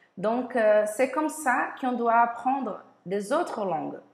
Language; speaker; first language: French; non-native, learner; Portuguese